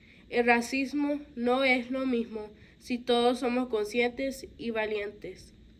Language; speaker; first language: Spanish; early bilingual, heritage; Spanish